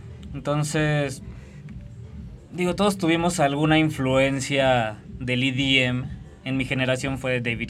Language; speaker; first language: Spanish; native; Spanish